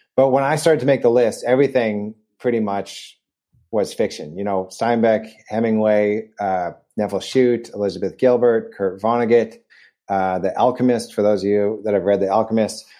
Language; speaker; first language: English; native; English